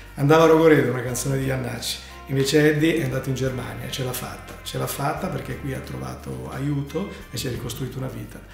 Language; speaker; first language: Italian; native; Italian